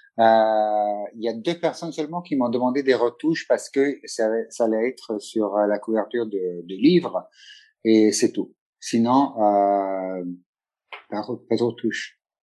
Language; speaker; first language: French; non-native, fluent; Italian